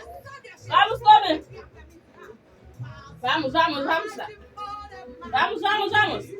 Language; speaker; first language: Portuguese; non-native, learner; Haitian Creole